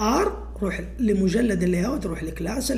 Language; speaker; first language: Arabic; native; Arabic